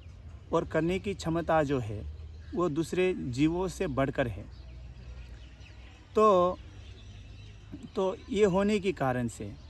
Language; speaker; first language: Hindi; non-native, local second language; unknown